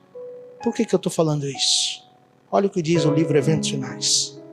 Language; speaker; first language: Portuguese; native; Portuguese